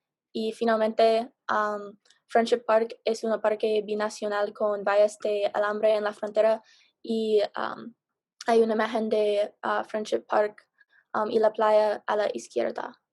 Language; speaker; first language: Spanish; non-native, fluent; English